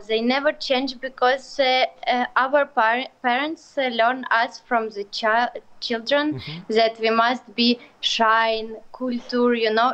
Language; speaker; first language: English; non-native, learner; Ukrainian